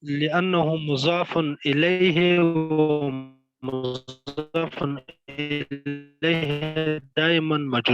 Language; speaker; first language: Arabic; non-native, learner; Pashto